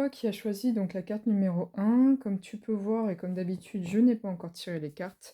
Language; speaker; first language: French; native; French